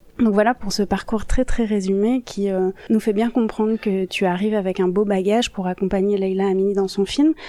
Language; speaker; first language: French; native; French